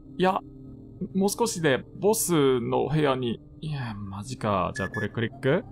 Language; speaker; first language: Japanese; non-native, fluent; English